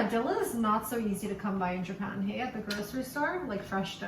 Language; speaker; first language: English; native; English